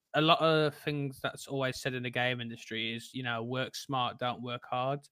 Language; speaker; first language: English; native; English